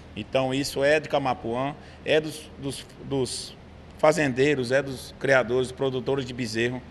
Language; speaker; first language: Portuguese; native; Portuguese